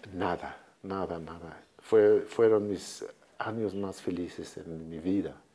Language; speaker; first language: Spanish; non-native, fluent; Swedish